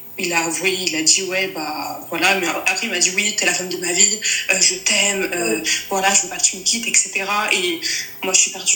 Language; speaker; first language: French; native; French